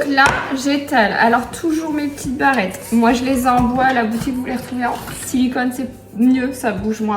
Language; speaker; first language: French; native; French